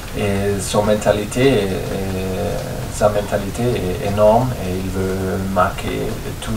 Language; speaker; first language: French; non-native, fluent; German